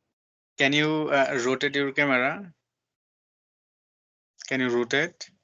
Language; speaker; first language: English; non-native, learner; Bangla